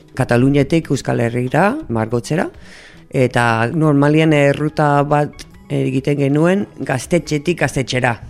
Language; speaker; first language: Basque; non-native, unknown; English